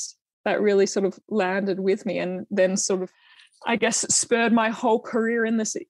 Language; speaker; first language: English; native; English